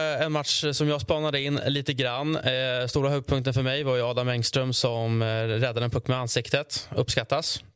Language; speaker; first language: Swedish; native; Swedish